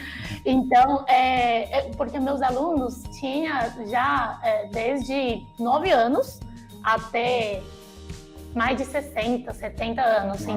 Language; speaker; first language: Portuguese; non-native, fluent; Chinese